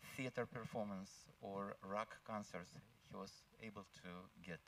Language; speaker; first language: English; non-native, fluent; Russian